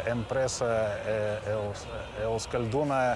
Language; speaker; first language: Basque; non-native, learner; Russian